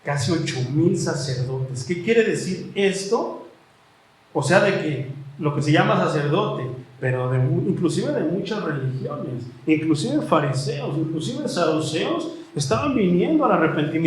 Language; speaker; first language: Spanish; native; Spanish